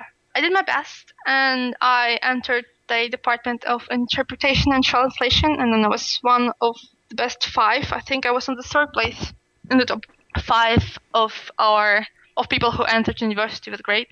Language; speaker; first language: English; non-native, fluent; Russian